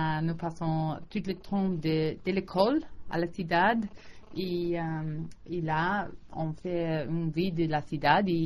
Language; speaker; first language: French; non-native, learner; English